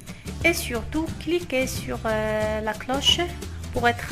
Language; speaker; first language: French; non-native, fluent; Arabic